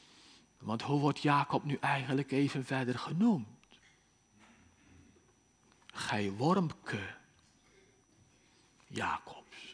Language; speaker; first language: Dutch; native; Dutch